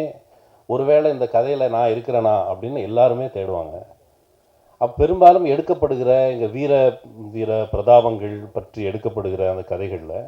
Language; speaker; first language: Tamil; native; Tamil